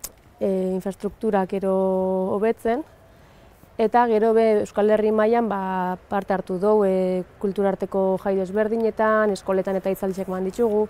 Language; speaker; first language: Basque; native; Basque